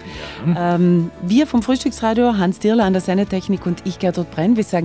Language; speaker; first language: German; native; German